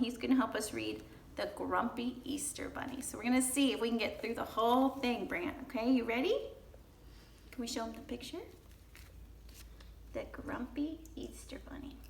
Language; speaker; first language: English; native; English